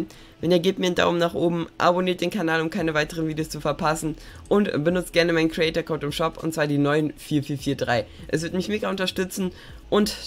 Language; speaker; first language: German; native; German